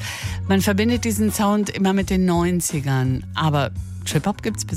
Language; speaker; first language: German; native; German